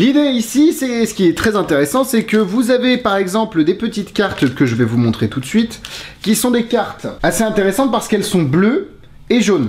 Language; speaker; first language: French; native; French